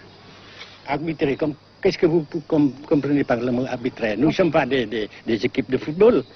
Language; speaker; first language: French; non-native, local second language; Vietnamese